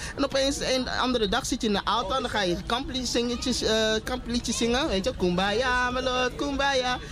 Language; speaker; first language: Dutch; native; Dutch